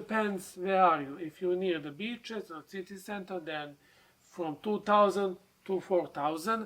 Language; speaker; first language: English; non-native, learner; Serbian